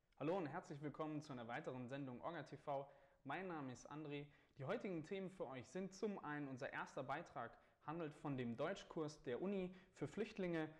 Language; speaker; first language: German; native; German